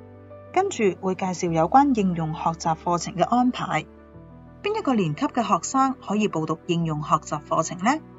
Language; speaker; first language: Chinese; non-native, local second language; Cantonese